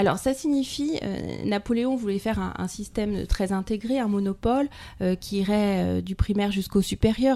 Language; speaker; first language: French; native; French